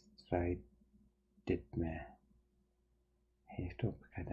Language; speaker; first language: Dutch; non-native, learner; English